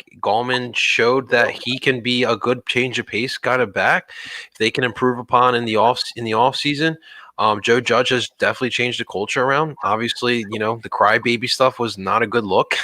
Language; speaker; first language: English; native; English